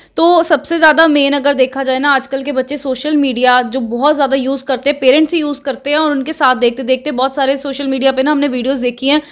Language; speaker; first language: Hindi; non-native, local second language; Punjabi